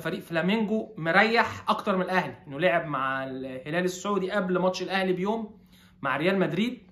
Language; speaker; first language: Arabic; native; Arabic